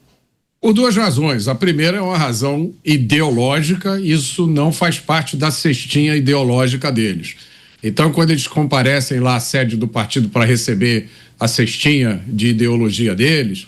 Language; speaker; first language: Portuguese; native; Portuguese